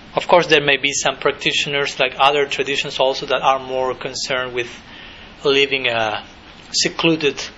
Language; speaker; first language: English; non-native, fluent; Spanish